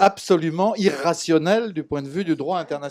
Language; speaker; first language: French; native; French